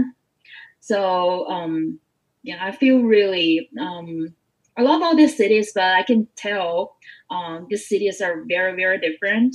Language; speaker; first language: English; non-native, fluent; Chinese